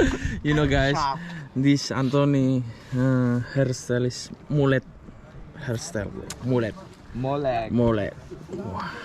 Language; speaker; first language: English; non-native, learner; Javanese